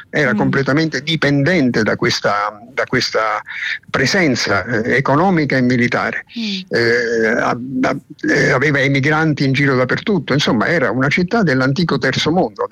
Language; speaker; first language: Italian; native; Italian